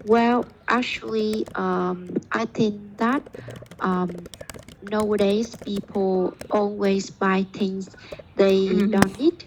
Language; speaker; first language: English; non-native, learner; Vietnamese